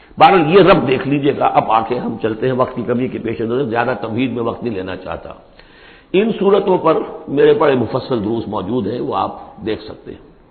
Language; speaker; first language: Urdu; native; Urdu